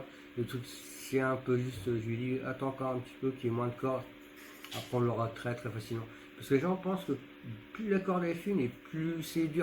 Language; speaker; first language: French; native; French